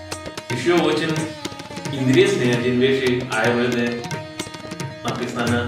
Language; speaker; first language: Russian; non-native, fluent; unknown